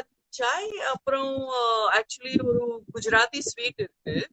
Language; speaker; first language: Tamil; non-native, fluent; Gujarati